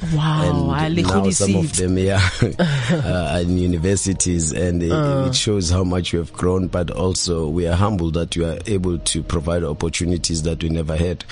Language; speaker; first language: English; non-native, local second language; Zulu